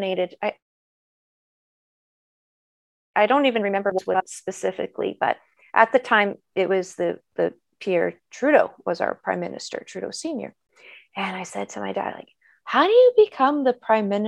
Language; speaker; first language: English; native; English